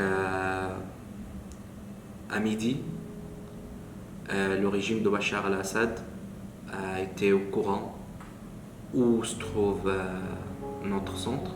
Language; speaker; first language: French; non-native, learner; Arabic